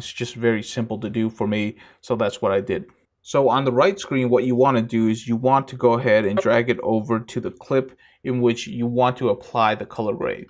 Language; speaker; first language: English; native; English